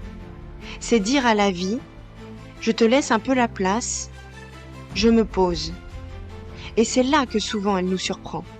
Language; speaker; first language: French; native; French